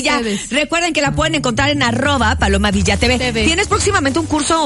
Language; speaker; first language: Spanish; native; Spanish